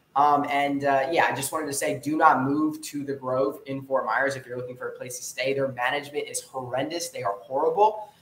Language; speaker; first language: English; native; English